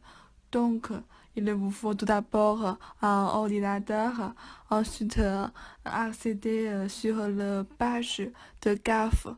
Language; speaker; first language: French; non-native, learner; Chinese